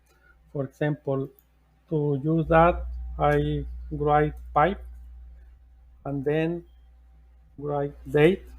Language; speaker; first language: English; non-native, learner; Spanish